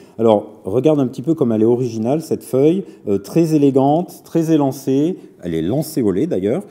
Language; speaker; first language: French; native; French